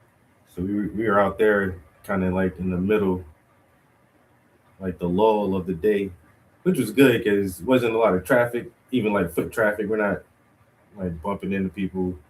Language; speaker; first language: English; native; English